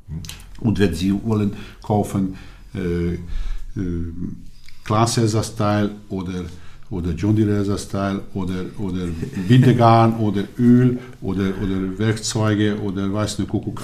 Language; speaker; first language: German; native; German